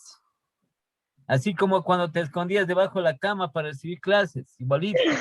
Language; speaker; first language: Spanish; native; Spanish